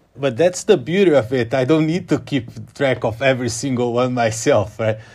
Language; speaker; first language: English; non-native, fluent; Portuguese